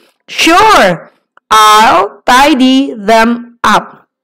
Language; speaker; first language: English; non-native, fluent; Indonesian